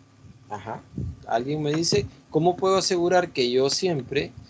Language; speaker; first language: Spanish; native; Spanish